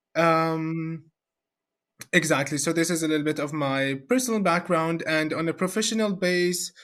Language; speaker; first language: English; non-native, fluent; Arabic